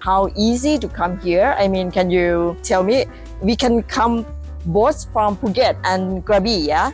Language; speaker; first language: English; non-native, learner; Thai